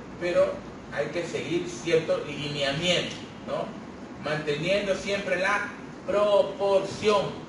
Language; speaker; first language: Spanish; native; Spanish